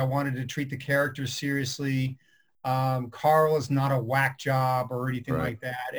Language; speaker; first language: English; native; English